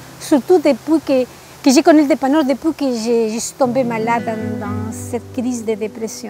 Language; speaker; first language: French; native; French